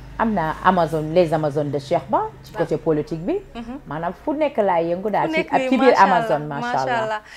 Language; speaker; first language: Wolof; non-native, local second language; Fula